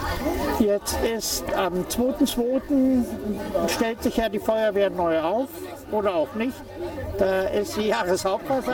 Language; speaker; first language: German; native; German